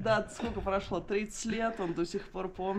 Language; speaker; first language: Russian; native; Russian